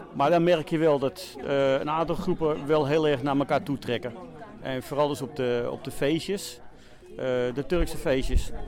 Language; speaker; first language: Dutch; native; Dutch